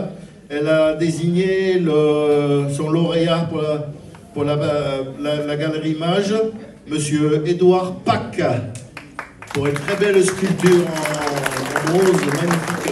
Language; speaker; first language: French; native; French